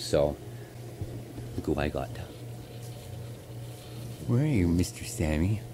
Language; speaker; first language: English; native; English